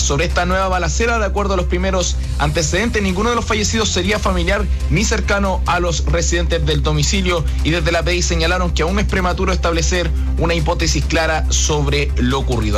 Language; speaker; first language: Spanish; native; Spanish